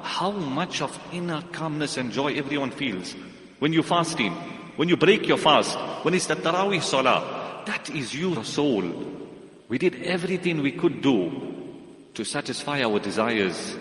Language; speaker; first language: English; native; English